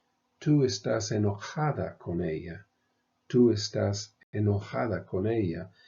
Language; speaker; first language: Spanish; non-native, fluent; English